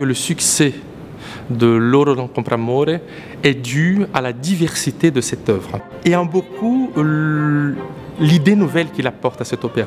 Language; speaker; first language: French; non-native, fluent; Portuguese